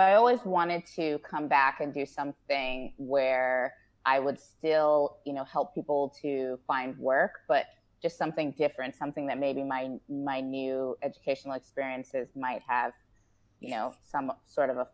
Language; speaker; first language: English; native; English